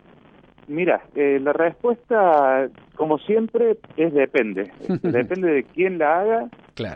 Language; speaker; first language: Spanish; native; Spanish